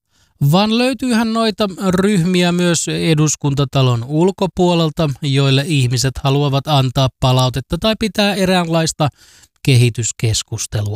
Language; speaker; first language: Finnish; native; Finnish